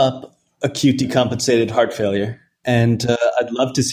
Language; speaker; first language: English; native; English